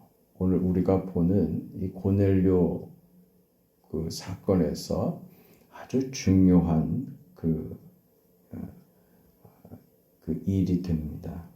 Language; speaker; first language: Korean; native; Korean